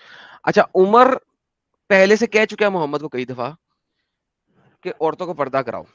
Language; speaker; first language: Hindi; native; Hindi